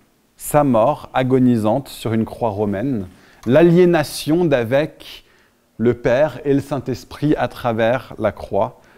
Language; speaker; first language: French; native; French